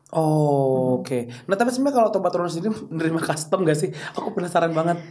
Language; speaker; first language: Indonesian; native; Indonesian